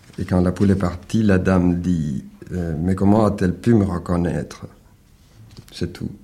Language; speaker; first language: French; early bilingual, other home language; Spanish